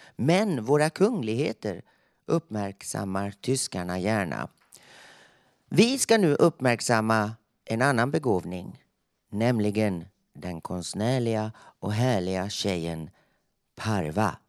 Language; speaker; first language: Swedish; native; Swedish